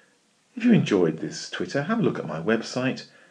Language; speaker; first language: English; native; English